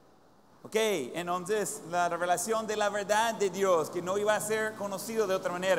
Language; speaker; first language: Spanish; non-native, fluent; English